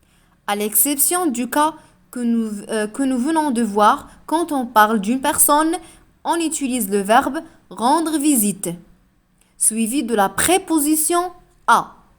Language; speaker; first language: French; non-native, local second language; Arabic